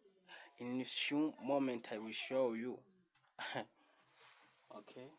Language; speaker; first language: English; non-native, learner; Rundi